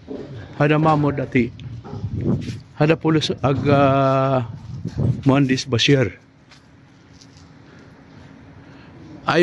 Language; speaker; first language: Arabic; non-native, learner; Filipino